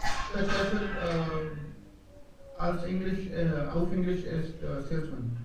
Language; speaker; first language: German; non-native, learner; Hindi